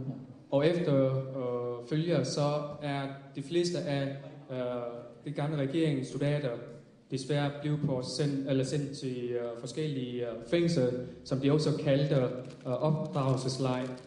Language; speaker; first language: Danish; non-native, fluent; Vietnamese